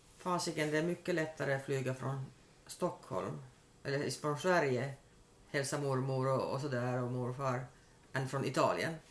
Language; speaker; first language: Swedish; non-native, local second language; Finnish